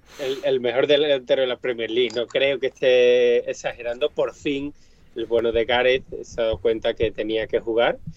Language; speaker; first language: Spanish; native; Spanish